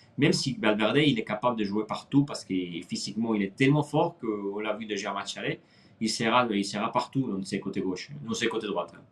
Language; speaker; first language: French; non-native, fluent; Spanish